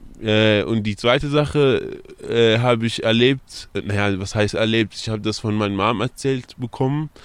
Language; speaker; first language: German; non-native, fluent; Arabic